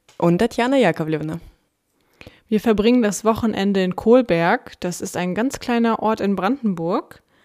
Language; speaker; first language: German; early bilingual, other home language; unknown